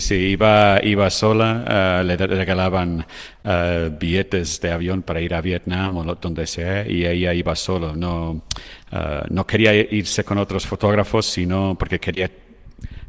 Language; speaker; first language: Spanish; non-native, fluent; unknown